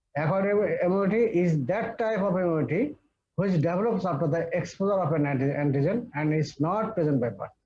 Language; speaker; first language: English; non-native, local second language; Bangla